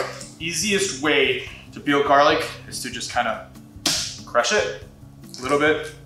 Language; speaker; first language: English; native; English